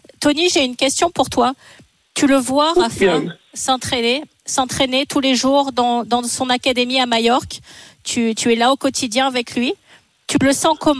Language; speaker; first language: French; native; French